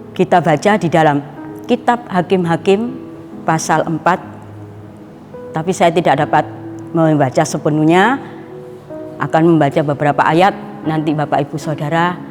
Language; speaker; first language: Indonesian; native; Indonesian